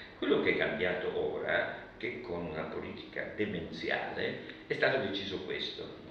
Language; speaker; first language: Italian; early bilingual, other home language; Russian